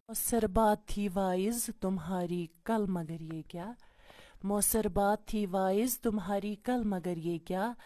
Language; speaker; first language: Urdu; non-native, local second language; Kashmiri